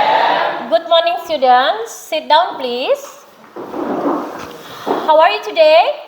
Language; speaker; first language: English; non-native, fluent; Indonesian